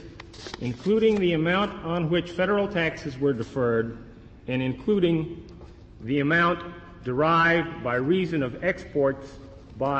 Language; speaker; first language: English; native; English